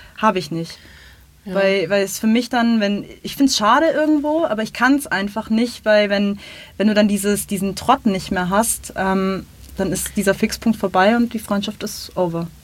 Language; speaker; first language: German; native; German